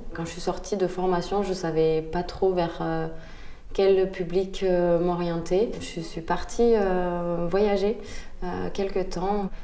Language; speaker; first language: French; native; French